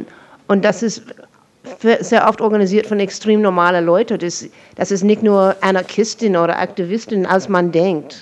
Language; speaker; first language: German; non-native, fluent; English